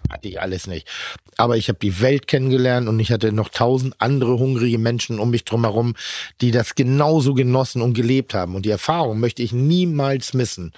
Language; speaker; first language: German; native; German